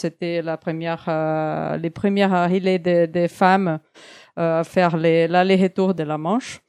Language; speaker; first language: French; non-native, fluent; Portuguese